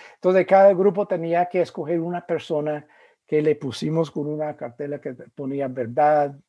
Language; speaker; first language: Spanish; non-native, fluent; English